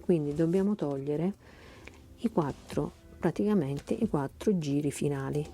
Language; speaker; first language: Italian; native; Italian